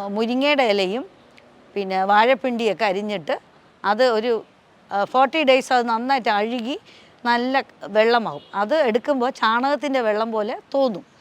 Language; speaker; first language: Malayalam; non-native, local second language; Tamil